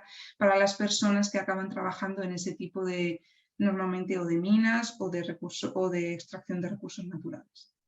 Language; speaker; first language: Spanish; native; Spanish